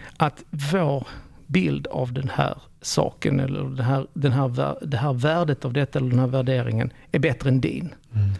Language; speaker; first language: Swedish; early bilingual, other home language; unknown